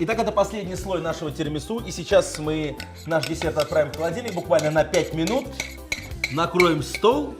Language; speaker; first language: Russian; native; Russian